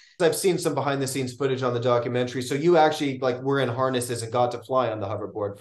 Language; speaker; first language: English; native; English